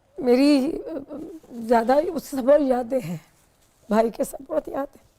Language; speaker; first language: Urdu; non-native, local second language; Punjabi